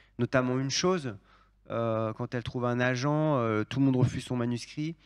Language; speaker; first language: French; native; French